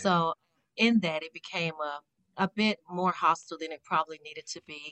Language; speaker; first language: English; native; English